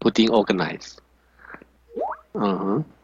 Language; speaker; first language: English; non-native, learner; Chinese